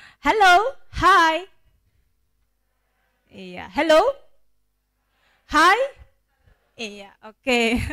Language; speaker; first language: English; non-native, fluent; Indonesian